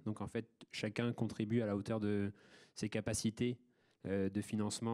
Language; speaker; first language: French; native; French